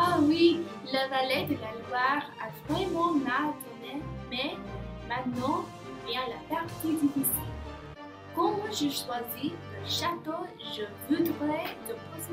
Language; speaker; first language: French; non-native, learner; English